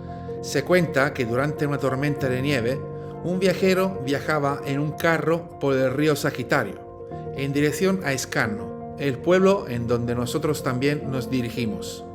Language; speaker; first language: Spanish; non-native, fluent; Italian